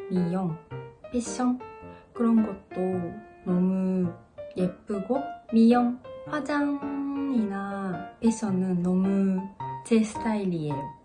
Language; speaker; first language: Korean; non-native, learner; Japanese